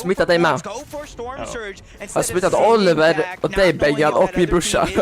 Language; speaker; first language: Swedish; native; Swedish